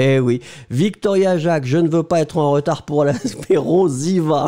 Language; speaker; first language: French; native; French